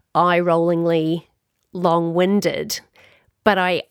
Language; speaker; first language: English; native; English